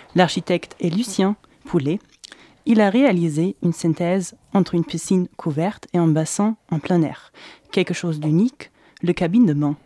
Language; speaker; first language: French; non-native, fluent; German